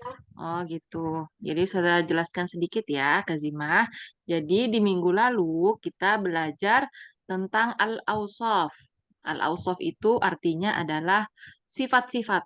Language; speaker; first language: Indonesian; native; Indonesian